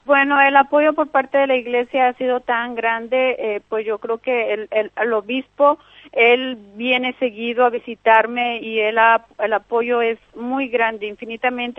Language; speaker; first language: Spanish; native; Spanish